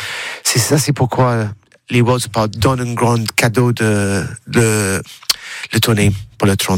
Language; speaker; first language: French; non-native, learner; English